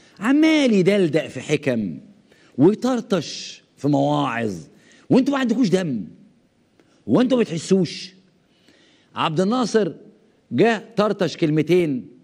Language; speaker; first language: Arabic; native; Arabic